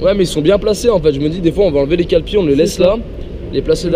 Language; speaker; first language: French; native; French